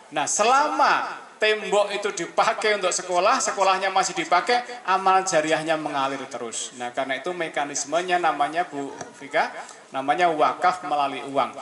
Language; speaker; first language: Indonesian; native; Indonesian